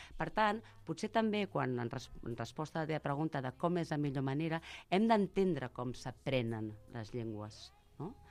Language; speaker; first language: Catalan; native; Catalan